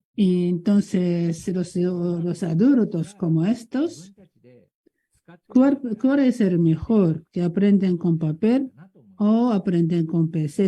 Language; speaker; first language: Spanish; non-native, learner; Japanese